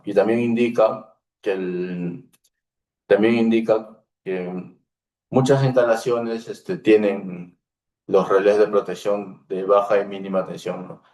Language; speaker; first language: Spanish; native; Spanish